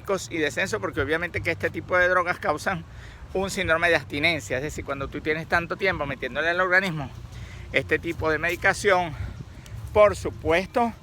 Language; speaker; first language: Spanish; native; Spanish